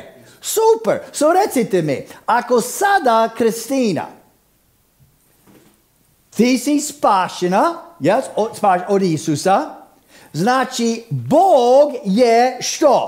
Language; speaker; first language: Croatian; non-native, fluent; English